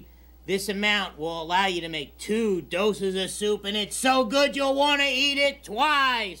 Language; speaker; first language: English; native; English